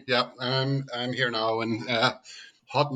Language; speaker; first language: English; native; English